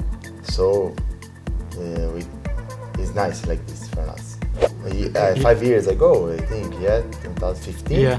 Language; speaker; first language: English; non-native, learner; Portuguese